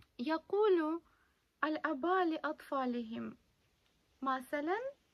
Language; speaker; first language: Arabic; non-native, fluent; Ukrainian